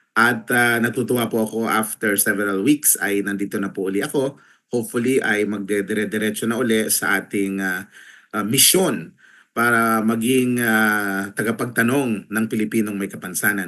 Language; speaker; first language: Filipino; native; Filipino